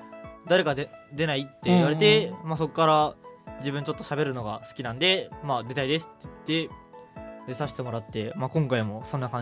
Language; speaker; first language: Japanese; native; Japanese